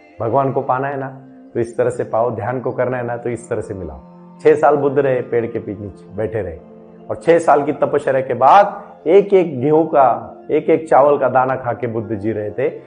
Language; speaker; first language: Hindi; non-native, local second language; Marathi